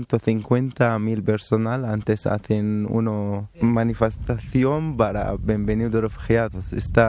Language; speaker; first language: Spanish; non-native, learner; Arabic